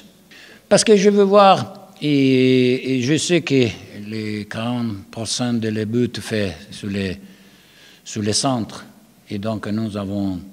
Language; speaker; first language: French; non-native, learner; Spanish